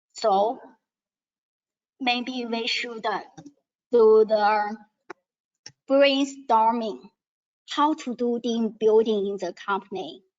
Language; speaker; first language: English; non-native, learner; Chinese